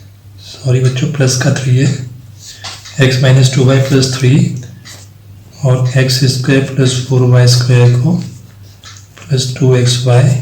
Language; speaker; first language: Hindi; native; Hindi